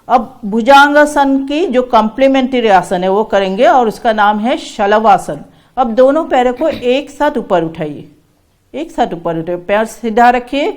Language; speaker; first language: Hindi; non-native, local second language; Assamese